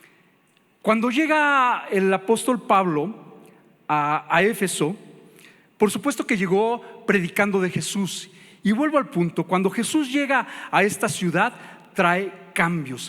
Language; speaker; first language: Spanish; native; Spanish